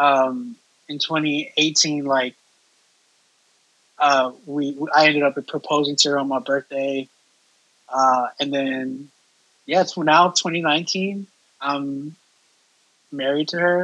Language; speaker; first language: English; native; English